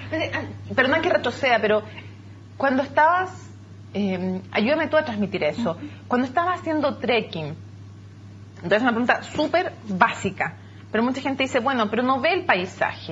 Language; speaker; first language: Spanish; native; Spanish